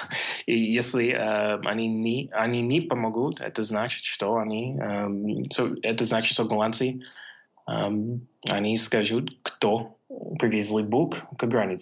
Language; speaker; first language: Russian; non-native, fluent; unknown